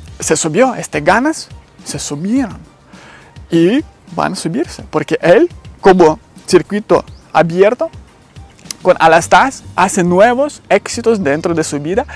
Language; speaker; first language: Spanish; non-native, learner; Ukrainian